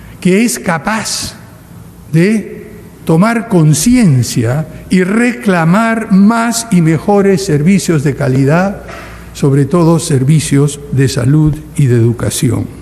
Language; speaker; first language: Spanish; native; Spanish